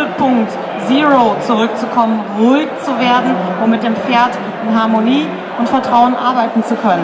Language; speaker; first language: German; native; German